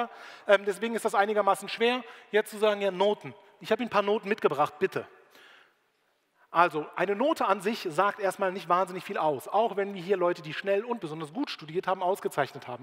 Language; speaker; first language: German; native; German